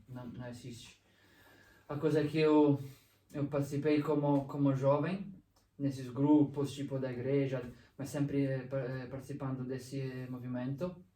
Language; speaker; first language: Portuguese; non-native, fluent; Italian